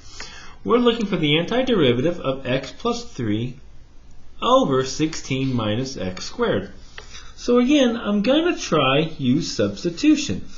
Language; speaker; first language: English; native; English